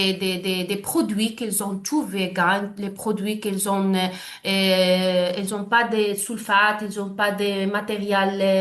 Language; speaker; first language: French; non-native, learner; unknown